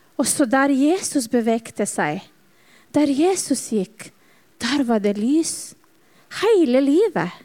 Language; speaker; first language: Norwegian; non-native, fluent; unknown